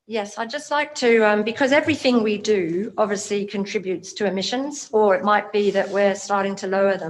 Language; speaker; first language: English; native; English